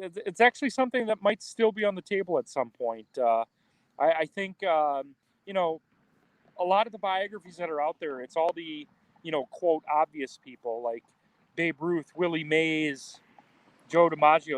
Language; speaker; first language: English; native; English